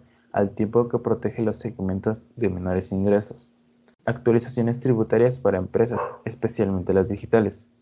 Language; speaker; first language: Spanish; native; Spanish